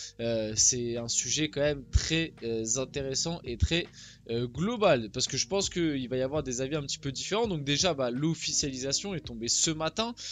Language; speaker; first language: French; early bilingual, other home language; Portuguese